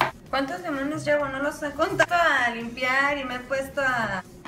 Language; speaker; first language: Spanish; early bilingual, heritage; Spanish